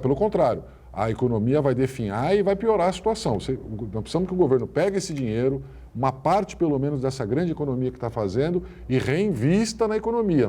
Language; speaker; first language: Portuguese; native; Portuguese